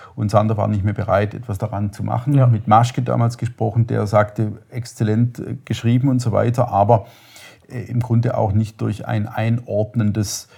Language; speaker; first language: German; native; German